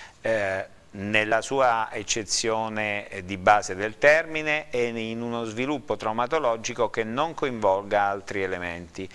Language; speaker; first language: Italian; native; Italian